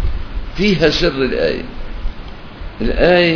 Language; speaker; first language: Arabic; native; Arabic